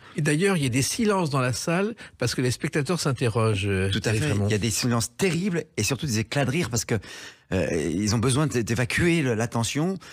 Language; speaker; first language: French; native; French